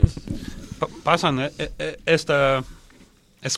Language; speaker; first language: Spanish; non-native, learner; Russian